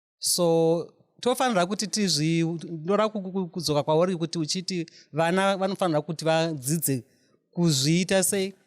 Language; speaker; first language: Shona; non-native, local second language; North Ndebele